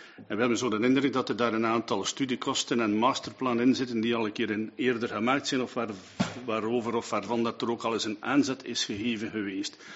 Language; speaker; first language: Dutch; native; Dutch